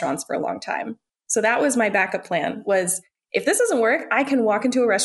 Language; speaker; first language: English; native; English